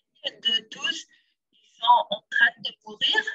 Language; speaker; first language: French; non-native, learner; German